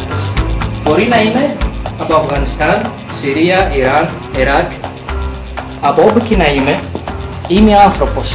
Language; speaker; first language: Greek; non-native, fluent; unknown